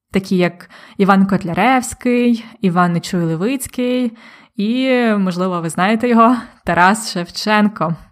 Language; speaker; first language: Ukrainian; native; Ukrainian